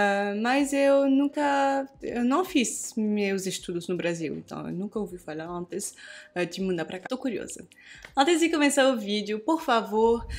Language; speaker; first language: Portuguese; non-native, fluent; French